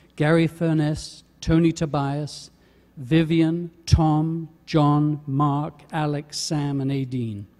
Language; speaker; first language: English; native; English